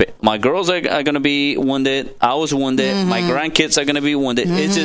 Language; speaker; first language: English; non-native, fluent; Spanish